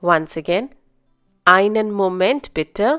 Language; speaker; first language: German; non-native, fluent; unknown